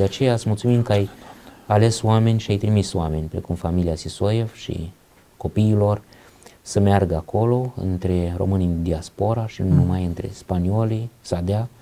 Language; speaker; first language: Romanian; native; Romanian